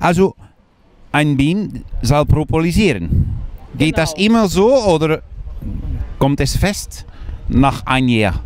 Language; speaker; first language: German; non-native, learner; Dutch